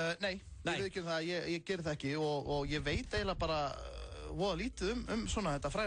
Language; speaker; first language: Icelandic; native; Icelandic